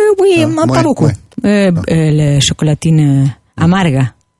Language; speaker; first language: French; non-native, learner; Spanish